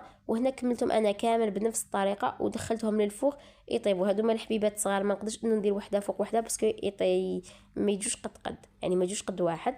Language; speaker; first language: Arabic; native; Arabic